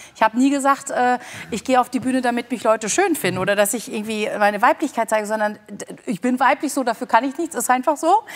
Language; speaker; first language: German; early bilingual, other home language; Turkish